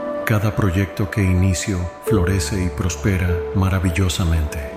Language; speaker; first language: Spanish; native; Spanish